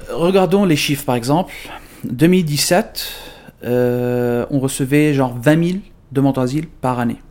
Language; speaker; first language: French; non-native, fluent; Arabic